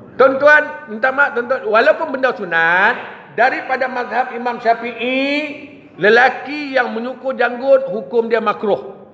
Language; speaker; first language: Malay; native; Malay